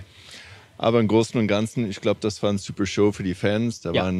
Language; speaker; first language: German; non-native, fluent; English